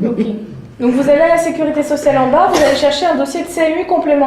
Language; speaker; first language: French; native; French